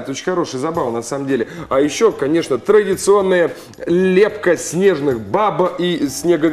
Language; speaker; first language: Russian; native; Russian